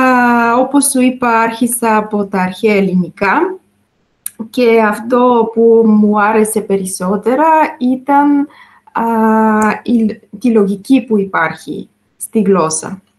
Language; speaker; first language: Greek; non-native, fluent; Bulgarian